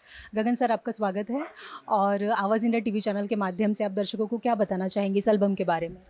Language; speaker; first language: Hindi; native; Hindi